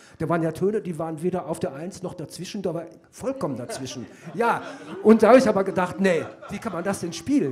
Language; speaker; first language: German; native; German